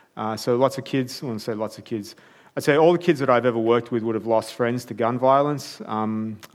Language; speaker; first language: English; native; English